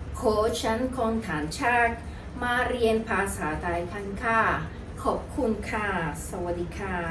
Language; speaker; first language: Thai; non-native, learner; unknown